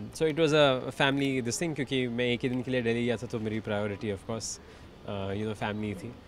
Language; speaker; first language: Hindi; native; Hindi